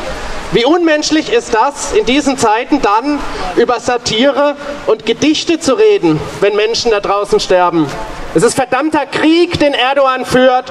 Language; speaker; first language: German; native; German